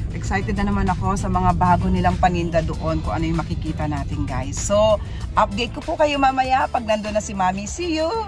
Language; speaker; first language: Filipino; native; Filipino